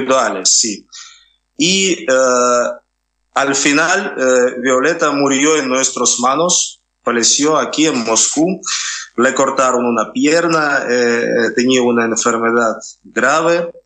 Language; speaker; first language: Spanish; non-native, fluent; Russian